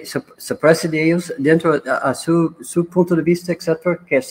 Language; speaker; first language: Spanish; non-native, learner; English